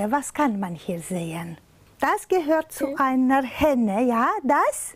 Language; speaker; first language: German; non-native, fluent; Romanian